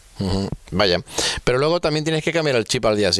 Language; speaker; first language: Spanish; native; Spanish